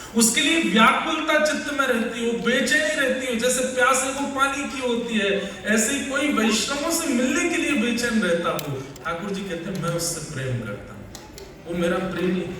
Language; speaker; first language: Hindi; native; Hindi